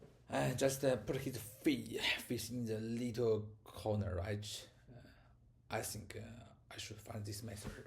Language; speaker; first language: English; non-native, learner; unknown